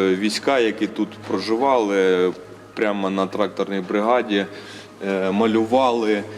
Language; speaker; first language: Ukrainian; native; Ukrainian